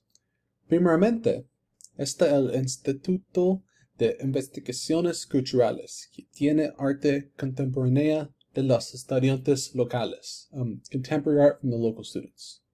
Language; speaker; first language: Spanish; non-native, learner; English